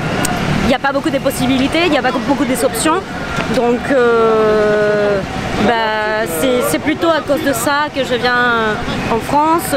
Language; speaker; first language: French; non-native, fluent; Spanish